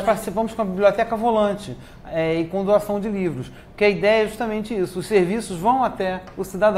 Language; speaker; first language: Portuguese; native; Portuguese